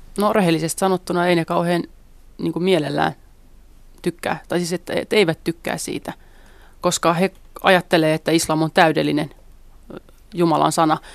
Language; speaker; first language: Finnish; early bilingual, other home language; Central Kurdish